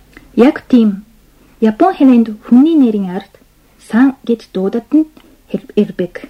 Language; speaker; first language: Mongolian; non-native, fluent; Japanese